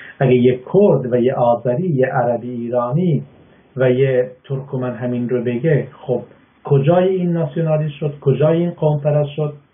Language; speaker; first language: Persian; non-native, local second language; Baluchi